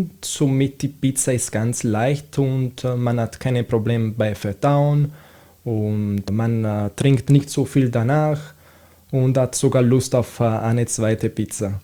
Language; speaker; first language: German; non-native, fluent; Italian